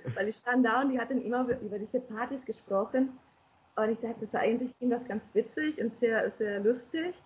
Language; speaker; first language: German; non-native, fluent; Spanish